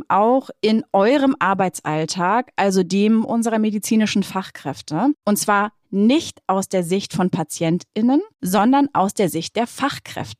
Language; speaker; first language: German; native; German